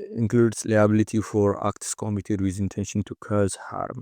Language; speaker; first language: English; non-native, local second language; Amharic